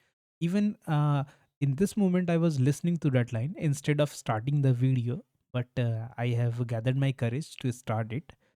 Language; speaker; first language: English; non-native, local second language; Hindi